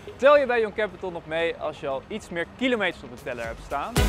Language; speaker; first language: Dutch; native; Dutch